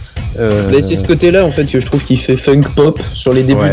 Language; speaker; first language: French; native; French